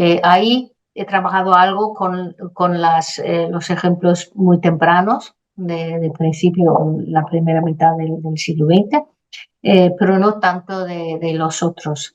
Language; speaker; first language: Spanish; non-native, fluent; Danish